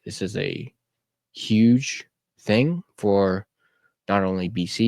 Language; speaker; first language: English; native; English